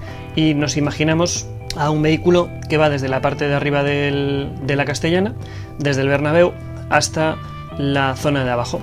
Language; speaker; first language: Spanish; native; Spanish